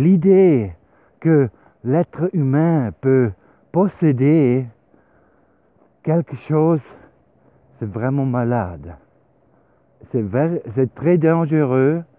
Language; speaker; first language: French; non-native, learner; Swiss German